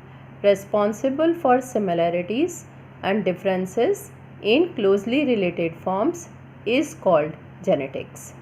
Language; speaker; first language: English; non-native, local second language; Gujarati